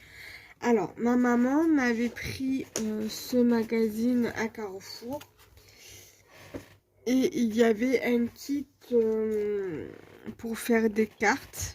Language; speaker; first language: French; native; French